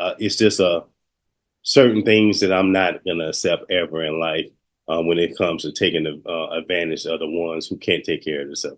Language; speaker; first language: English; native; English